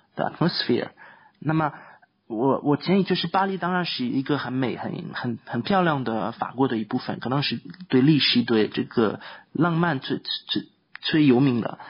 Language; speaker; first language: Chinese; non-native, fluent; French